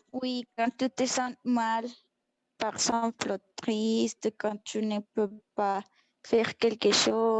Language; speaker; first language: French; non-native, learner; Spanish